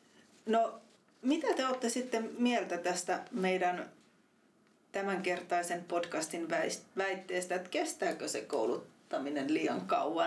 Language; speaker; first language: Finnish; native; Finnish